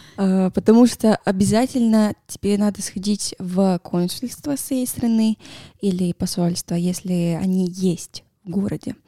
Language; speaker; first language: Russian; non-native, fluent; Spanish